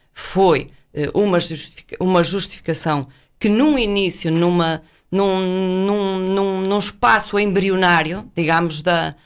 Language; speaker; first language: Portuguese; native; Portuguese